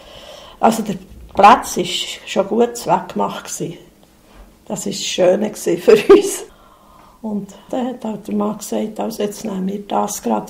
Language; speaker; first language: German; native; German